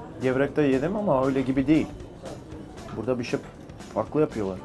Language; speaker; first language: Turkish; non-native, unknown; Bosnian